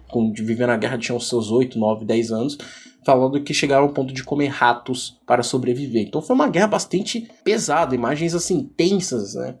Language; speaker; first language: Portuguese; early bilingual, other home language; Igbo